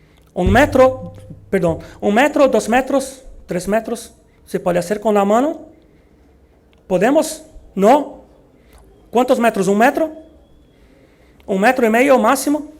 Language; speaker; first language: Spanish; non-native, learner; Portuguese